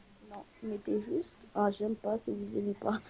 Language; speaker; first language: French; native; French